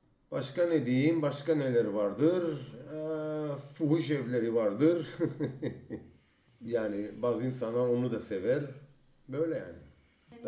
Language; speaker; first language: Turkish; native; Turkish